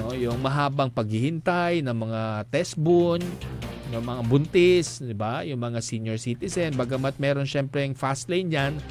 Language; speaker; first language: Filipino; non-native, local second language; Iloko